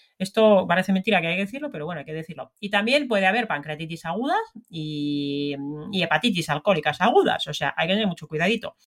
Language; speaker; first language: Spanish; non-native, fluent; Finnish